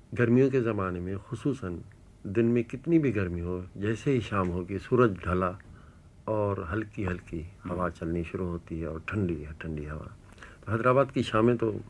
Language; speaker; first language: Urdu; native; Urdu